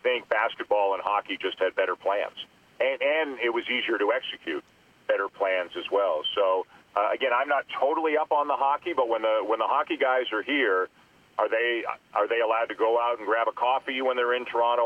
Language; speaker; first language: English; native; English